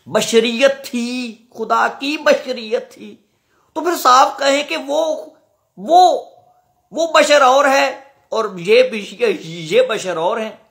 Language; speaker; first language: Urdu; non-native, local second language; Punjabi